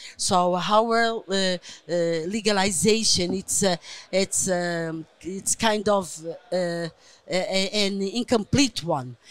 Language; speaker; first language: English; non-native, fluent; Portuguese